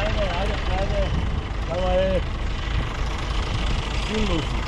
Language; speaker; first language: German; non-native, learner; Turkish